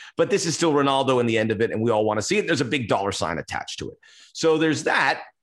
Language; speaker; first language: English; early bilingual, other home language; Spanish